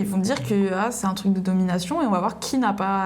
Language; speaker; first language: French; native; French